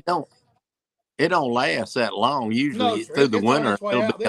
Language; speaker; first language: English; native; English